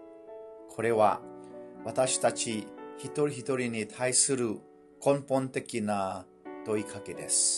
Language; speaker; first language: Japanese; non-native, fluent; Burmese